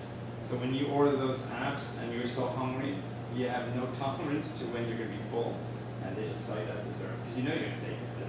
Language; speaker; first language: English; native; English